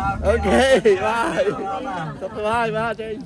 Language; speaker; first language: English; non-native, fluent; Khmer